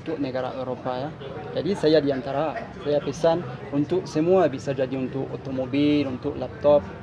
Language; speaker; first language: Indonesian; non-native, learner; French